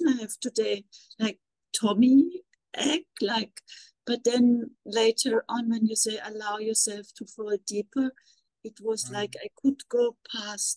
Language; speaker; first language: English; non-native, learner; German